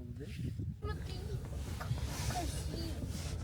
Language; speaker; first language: Russian; non-native, local second language; Yakut